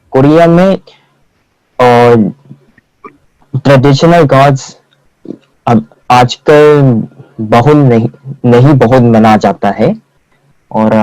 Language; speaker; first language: Hindi; non-native, fluent; Korean